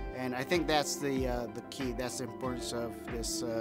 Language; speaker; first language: English; non-native, fluent; Japanese